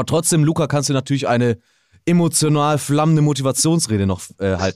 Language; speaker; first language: German; native; German